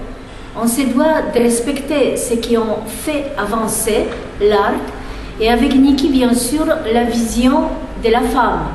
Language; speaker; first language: French; non-native, fluent; Polish